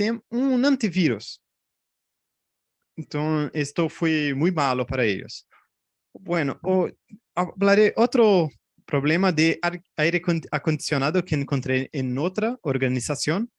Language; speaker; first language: Spanish; non-native, fluent; Portuguese